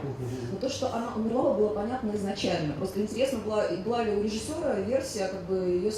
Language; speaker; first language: Russian; native; Russian